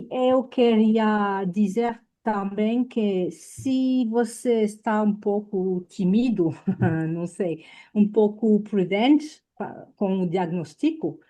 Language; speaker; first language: Portuguese; non-native, fluent; French